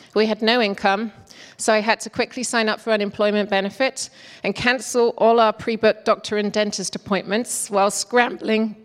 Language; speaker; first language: English; native; English